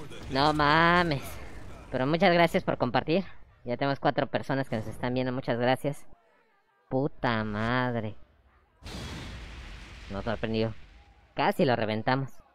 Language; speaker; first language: Spanish; native; Spanish